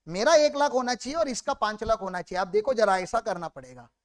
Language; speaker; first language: Hindi; non-native, local second language; Marathi